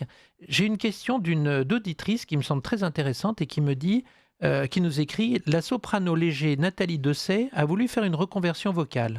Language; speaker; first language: French; native; French